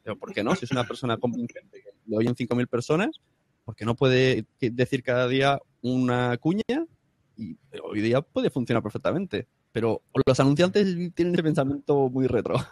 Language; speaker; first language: Spanish; native; Spanish